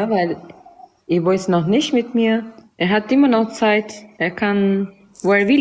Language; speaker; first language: German; non-native, learner; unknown